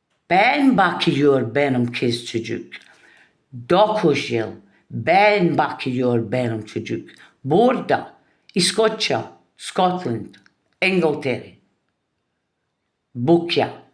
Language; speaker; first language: Turkish; non-native, learner; English